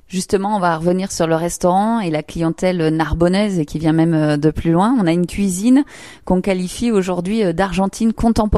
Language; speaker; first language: French; native; French